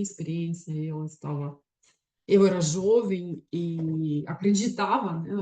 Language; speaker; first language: Portuguese; non-native, fluent; Russian